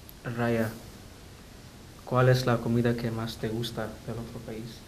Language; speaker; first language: Spanish; non-native, learner; English